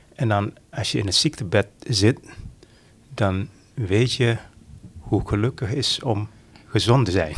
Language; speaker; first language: Dutch; non-native, fluent; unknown